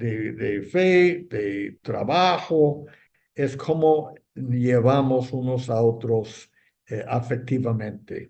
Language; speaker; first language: Spanish; non-native, fluent; English